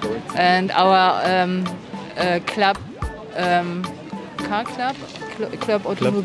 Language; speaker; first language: English; non-native, fluent; German